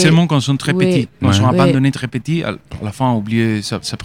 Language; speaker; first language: French; non-native, fluent; Spanish